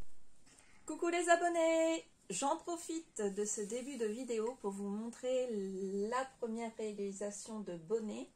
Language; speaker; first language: French; native; French